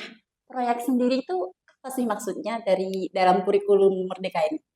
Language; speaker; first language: Indonesian; non-native, local second language; Javanese